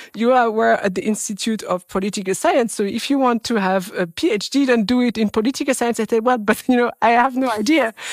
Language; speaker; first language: English; non-native, fluent; French